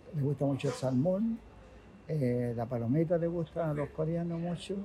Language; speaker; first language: Spanish; native; Spanish